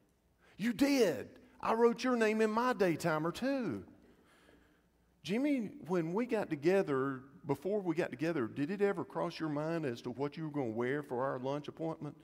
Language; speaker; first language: English; native; English